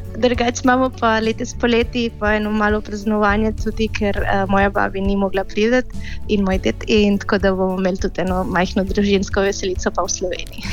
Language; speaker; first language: Slovenian; early bilingual, heritage; Catalan